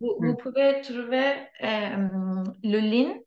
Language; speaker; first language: French; non-native, learner; Turkish